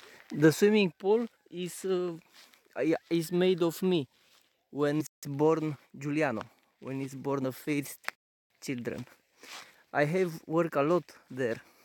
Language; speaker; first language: English; non-native, learner; Romanian